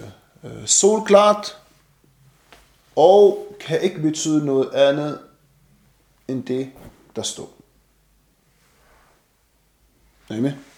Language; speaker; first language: Danish; non-native, fluent; Arabic